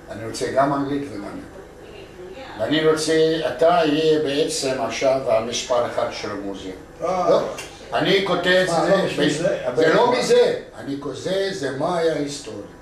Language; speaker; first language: Hebrew; non-native, learner; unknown